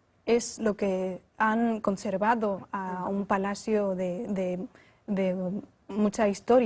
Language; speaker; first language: Spanish; non-native, fluent; Chinese